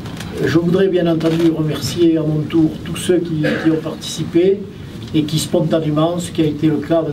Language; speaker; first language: French; native; French